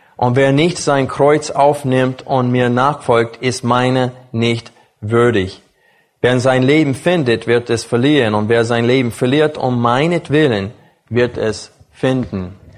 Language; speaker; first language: German; non-native, fluent; English